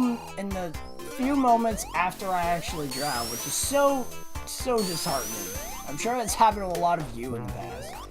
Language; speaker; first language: English; native; English